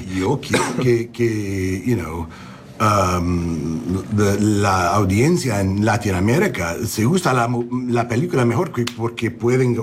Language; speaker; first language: Spanish; early bilingual, heritage; English